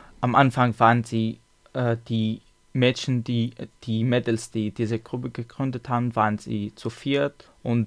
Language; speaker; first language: German; non-native, learner; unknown